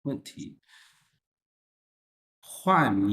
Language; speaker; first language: Chinese; non-native, fluent; Urdu